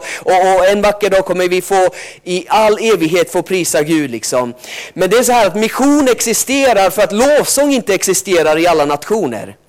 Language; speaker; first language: Swedish; early bilingual, other home language; Finnish